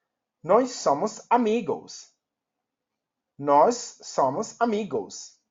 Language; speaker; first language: Portuguese; non-native, learner; Yoruba